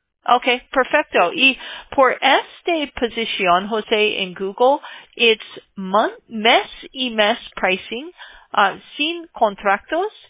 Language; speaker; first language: Spanish; non-native, learner; English